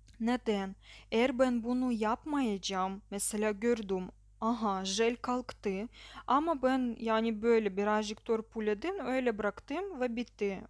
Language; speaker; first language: Turkish; non-native, learner; Russian